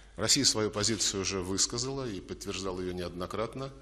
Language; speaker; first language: Russian; native; Russian